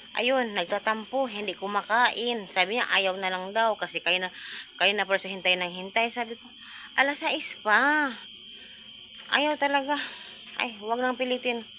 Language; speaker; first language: Filipino; non-native, local second language; Cebuano